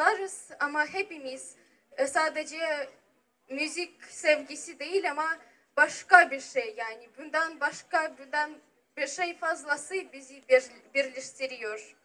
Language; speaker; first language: Turkish; non-native, fluent; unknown